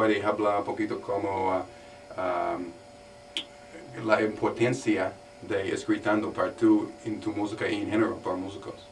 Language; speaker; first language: Spanish; non-native, learner; English